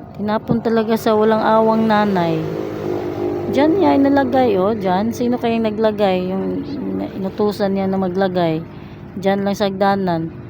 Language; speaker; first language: Filipino; non-native, local second language; Cebuano